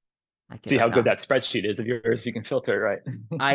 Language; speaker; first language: English; native; English